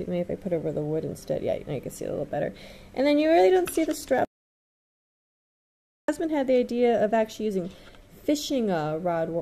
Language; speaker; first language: English; native; English